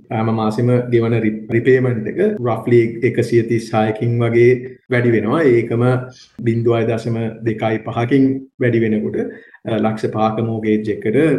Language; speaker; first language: Sinhala; non-native, local second language; Tamil